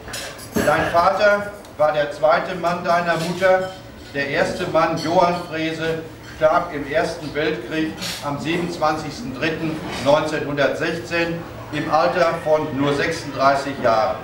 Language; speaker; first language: German; native; German